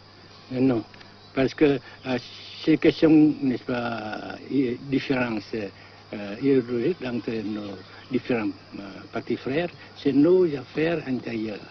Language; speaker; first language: French; non-native, fluent; Vietnamese